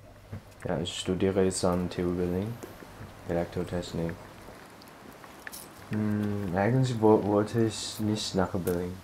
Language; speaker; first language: German; non-native, learner; Chinese